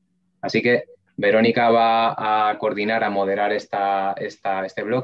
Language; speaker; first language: Spanish; native; Spanish